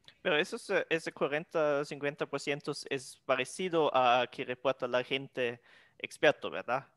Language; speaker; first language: Spanish; non-native, fluent; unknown